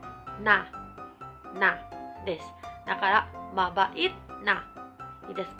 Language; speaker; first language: Japanese; non-native, local second language; Filipino